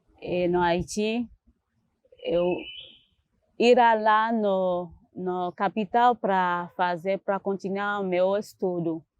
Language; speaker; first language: Portuguese; non-native, learner; Haitian Creole